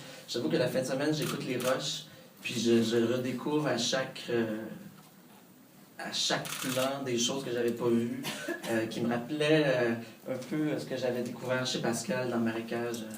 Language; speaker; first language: French; native; French